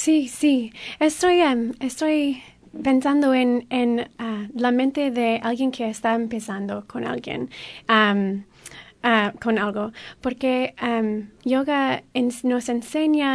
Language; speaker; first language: Spanish; early bilingual, heritage; Spanish